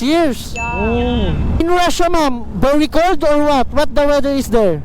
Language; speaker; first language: English; non-native, learner; Filipino